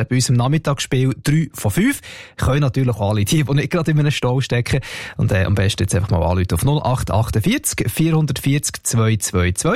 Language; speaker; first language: German; native; German